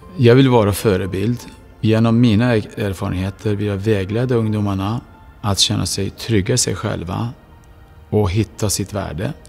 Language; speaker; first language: Swedish; non-native, fluent; Persian